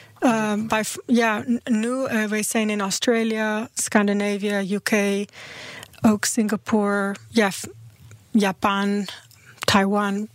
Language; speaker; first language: Dutch; non-native, learner; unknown